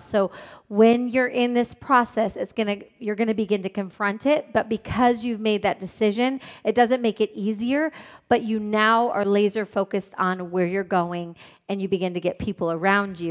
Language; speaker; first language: English; native; English